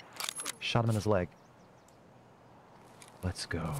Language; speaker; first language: English; native; English